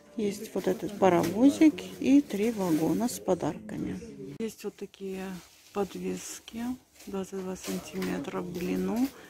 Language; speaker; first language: Russian; native; Russian